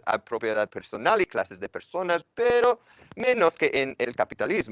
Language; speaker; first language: Spanish; non-native, fluent; English